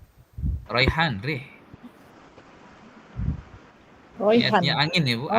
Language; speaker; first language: Indonesian; native; Indonesian